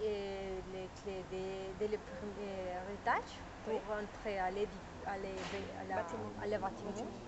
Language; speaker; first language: French; non-native, learner; Spanish